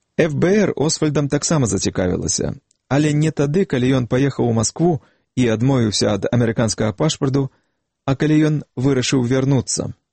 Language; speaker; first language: Belarusian; native; Belarusian